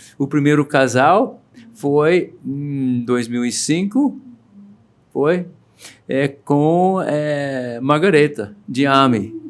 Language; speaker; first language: Portuguese; non-native, fluent; English